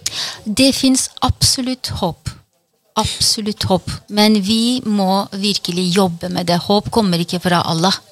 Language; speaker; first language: Norwegian; non-native, fluent; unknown